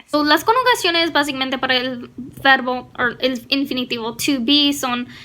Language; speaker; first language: Spanish; non-native, fluent; English